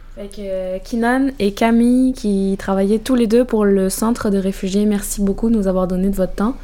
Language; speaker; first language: French; native; French